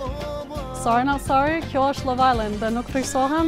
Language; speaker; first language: Albanian; non-native, learner; English